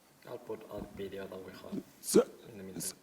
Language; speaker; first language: English; non-native, fluent; Spanish